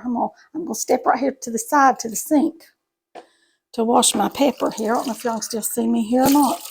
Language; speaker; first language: English; native; English